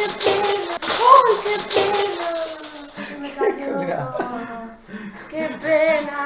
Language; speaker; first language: Spanish; native; Spanish